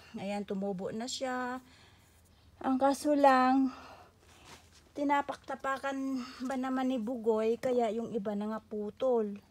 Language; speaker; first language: Filipino; non-native, local second language; Cebuano